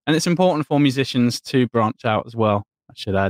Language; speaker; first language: English; native; English